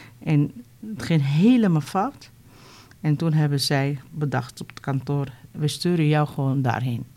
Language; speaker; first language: Dutch; non-native, fluent; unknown